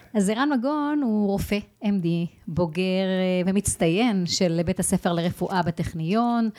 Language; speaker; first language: Hebrew; non-native, fluent; Russian